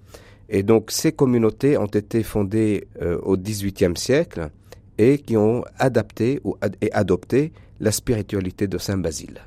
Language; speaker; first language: French; non-native, local second language; Arabic